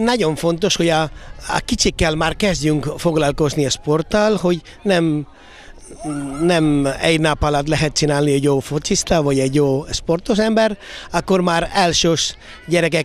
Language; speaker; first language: Hungarian; non-native, fluent; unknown